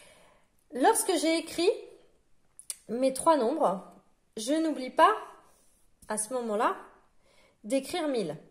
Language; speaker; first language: French; native; French